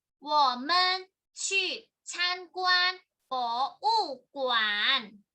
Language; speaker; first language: Chinese; non-native, fluent; Thai